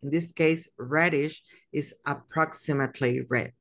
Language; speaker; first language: English; non-native, fluent; Spanish